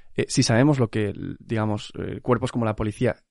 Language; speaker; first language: Spanish; native; Spanish